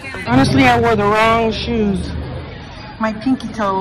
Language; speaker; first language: English; early bilingual, other home language; Spanish